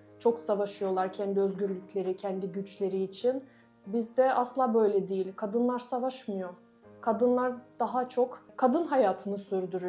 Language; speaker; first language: Turkish; non-native, fluent; Russian